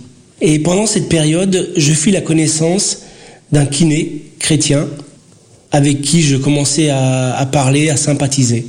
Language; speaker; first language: French; early bilingual, other home language; Portuguese